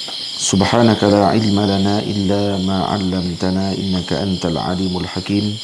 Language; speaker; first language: Arabic; non-native, fluent; Malay